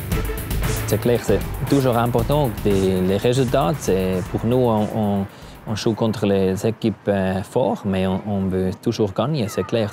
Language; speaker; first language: French; non-native, learner; German